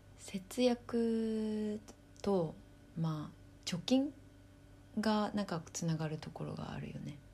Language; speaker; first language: Japanese; native; Japanese